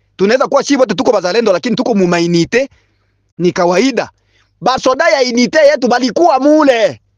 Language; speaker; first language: Swahili; non-native, local second language; Bembe